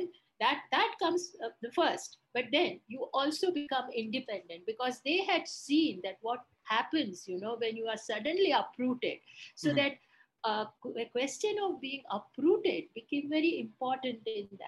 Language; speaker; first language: English; non-native, local second language; Bangla